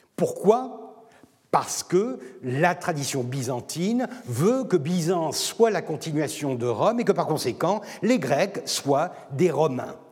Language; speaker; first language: French; non-native, fluent; Turkish